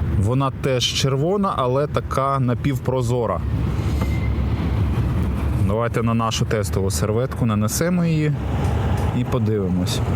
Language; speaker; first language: Ukrainian; native; Ukrainian